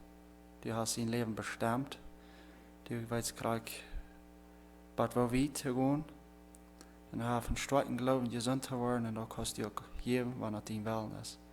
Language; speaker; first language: German; non-native, learner; Plautdietsch